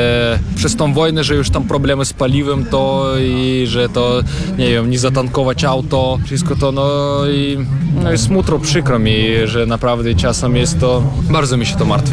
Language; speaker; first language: Polish; non-native, fluent; Russian